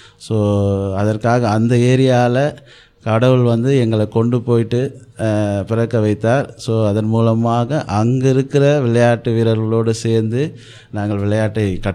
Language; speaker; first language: Tamil; native; Tamil